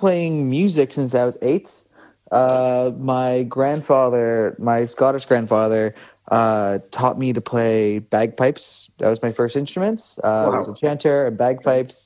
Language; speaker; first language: English; native; English